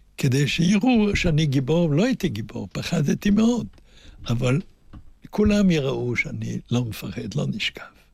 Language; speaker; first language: Hebrew; non-native, fluent; German